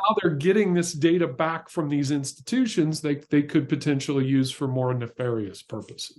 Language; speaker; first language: English; native; English